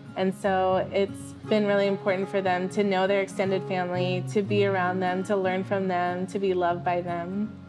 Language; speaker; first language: English; native; English